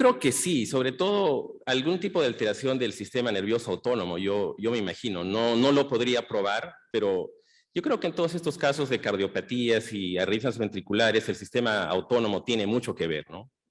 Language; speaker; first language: Spanish; native; Spanish